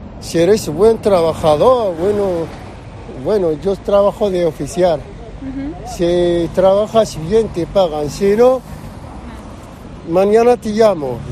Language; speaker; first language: Spanish; non-native, learner; Arabic